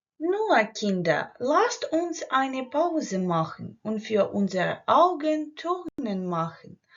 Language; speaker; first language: German; non-native, fluent; Ukrainian